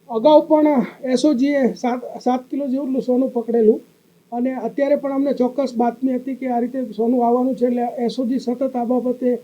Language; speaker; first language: Gujarati; native; Gujarati